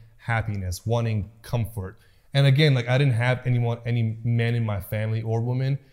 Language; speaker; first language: English; early bilingual, other home language; Persian